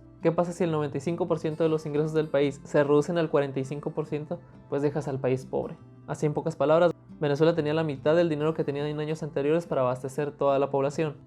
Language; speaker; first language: Spanish; native; Spanish